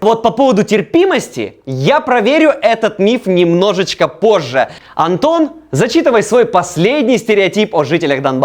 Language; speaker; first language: Russian; native; Russian